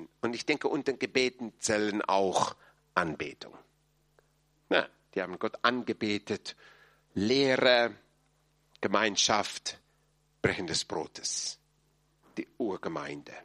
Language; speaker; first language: German; non-native, fluent; English